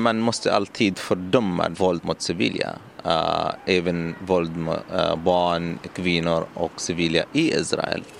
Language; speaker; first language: Swedish; non-native, learner; Arabic